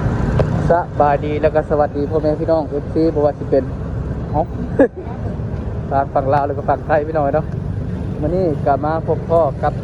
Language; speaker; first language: Thai; non-native, local second language; Lao